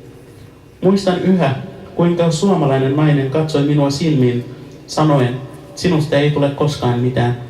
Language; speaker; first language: Finnish; early bilingual, other home language; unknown